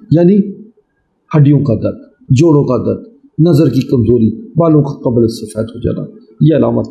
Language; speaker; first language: Urdu; native; Urdu